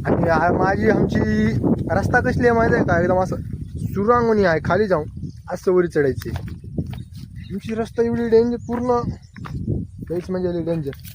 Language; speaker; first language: Marathi; non-native, local second language; Lambadi